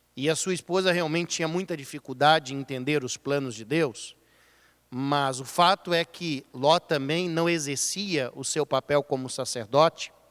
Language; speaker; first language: Portuguese; native; Portuguese